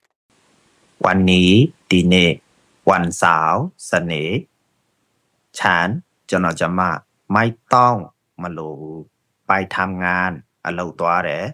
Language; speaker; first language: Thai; non-native, fluent; Burmese